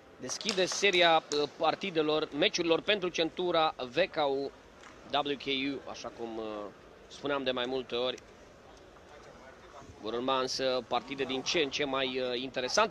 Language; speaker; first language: Romanian; native; Romanian